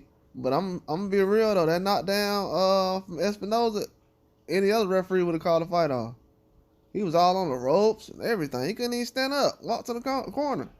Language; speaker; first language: English; native; English